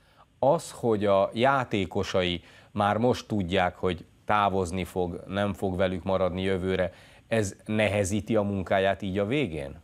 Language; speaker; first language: Hungarian; native; Hungarian